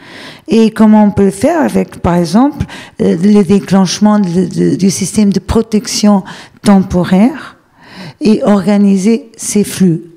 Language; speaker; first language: French; non-native, fluent; Portuguese